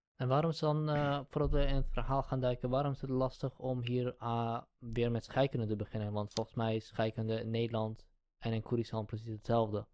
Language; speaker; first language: Dutch; early bilingual, other home language; Kurdish